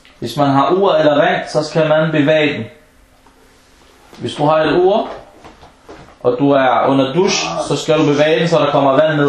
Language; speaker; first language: Danish; non-native, fluent; Arabic